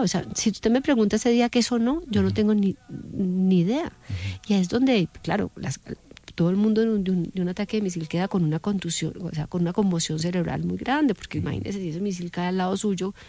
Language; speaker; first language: Spanish; native; Spanish